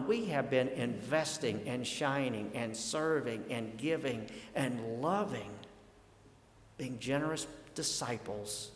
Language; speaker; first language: English; native; English